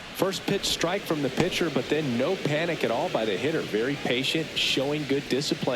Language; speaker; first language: English; native; English